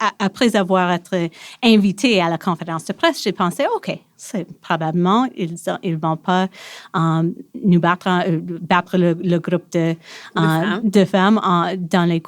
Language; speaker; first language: French; non-native, local second language; English